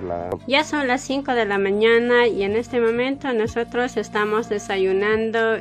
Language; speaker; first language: Spanish; native; Spanish